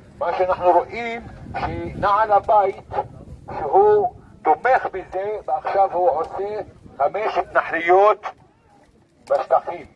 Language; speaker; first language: Hebrew; non-native, local second language; Arabic